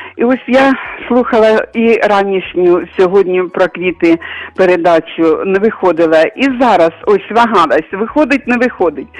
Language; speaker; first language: Ukrainian; non-native, local second language; Russian